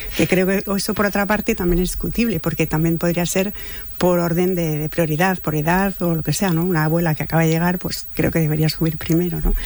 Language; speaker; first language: Spanish; non-native, fluent; French